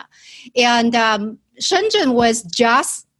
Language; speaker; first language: English; non-native, fluent; Chinese